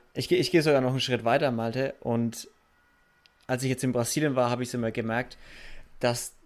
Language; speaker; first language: German; native; German